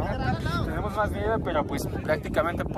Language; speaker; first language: Spanish; native; Spanish